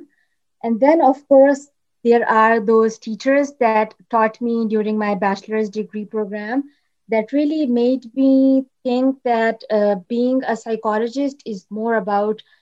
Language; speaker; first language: English; non-native, local second language; Urdu